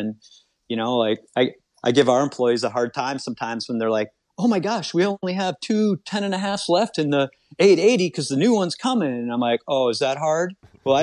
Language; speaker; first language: English; native; English